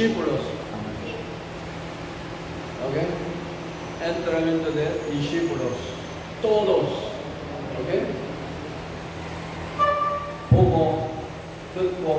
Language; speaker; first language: Spanish; non-native, learner; Korean